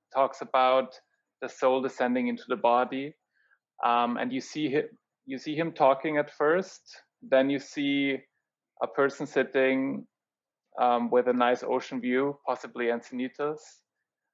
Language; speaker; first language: English; non-native, fluent; German